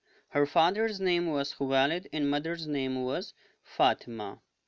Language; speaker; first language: English; non-native, local second language; Urdu